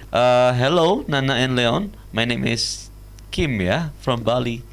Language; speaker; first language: English; non-native, learner; Indonesian